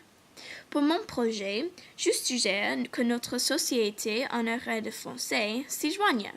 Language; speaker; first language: French; non-native, learner; English